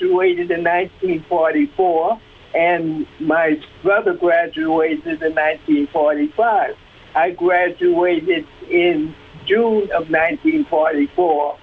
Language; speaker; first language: English; native; English